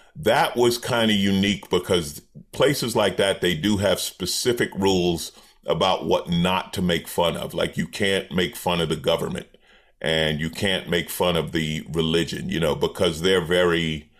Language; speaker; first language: English; native; English